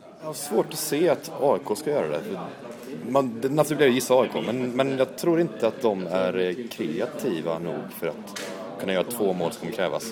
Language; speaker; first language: Swedish; native; Swedish